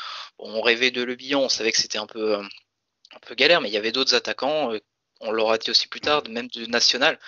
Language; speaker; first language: French; native; French